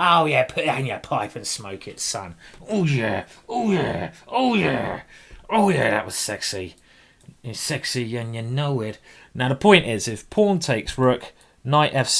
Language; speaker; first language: English; native; English